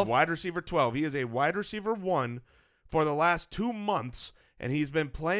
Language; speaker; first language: English; native; English